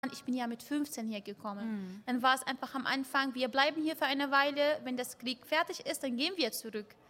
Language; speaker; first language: German; early bilingual, other home language; Arabic